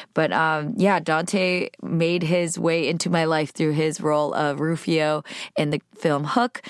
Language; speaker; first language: English; native; English